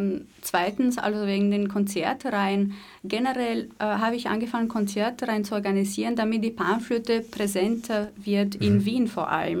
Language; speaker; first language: German; native; German